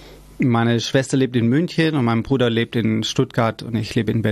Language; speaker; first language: German; early bilingual, other home language; Persian